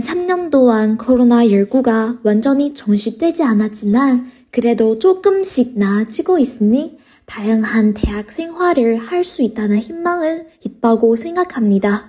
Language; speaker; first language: Korean; non-native, fluent; Chinese